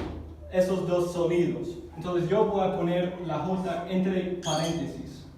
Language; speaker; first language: Spanish; non-native, fluent; English